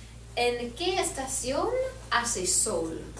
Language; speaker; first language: Spanish; non-native, learner; English